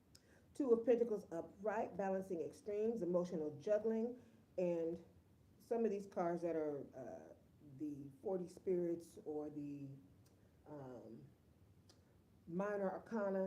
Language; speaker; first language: English; native; English